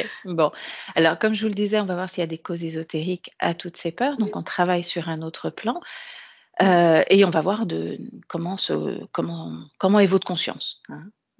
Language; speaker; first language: French; native; French